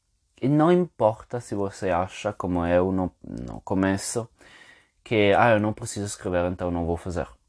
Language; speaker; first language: Portuguese; non-native, fluent; Spanish